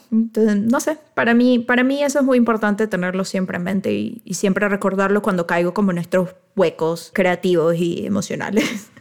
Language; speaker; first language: Spanish; native; Spanish